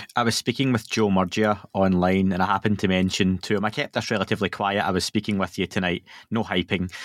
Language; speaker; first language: English; native; English